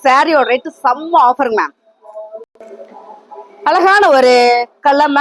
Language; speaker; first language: Tamil; native; Tamil